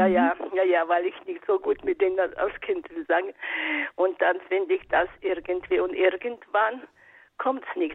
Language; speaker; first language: German; non-native, learner; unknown